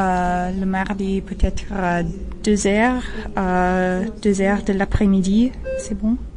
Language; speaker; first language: French; non-native, learner; English